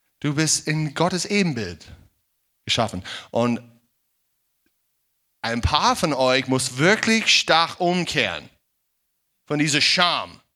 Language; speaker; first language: German; non-native, fluent; English